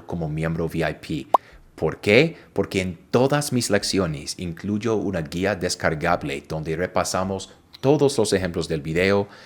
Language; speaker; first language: Spanish; non-native, fluent; English